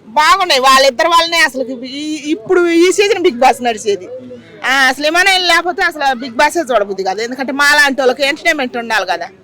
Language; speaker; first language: Telugu; native; Telugu